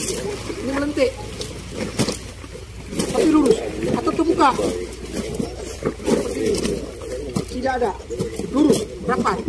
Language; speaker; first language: Indonesian; native; Indonesian